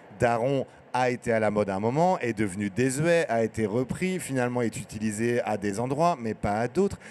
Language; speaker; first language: French; native; French